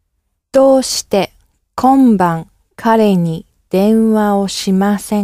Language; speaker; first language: Japanese; non-native, learner; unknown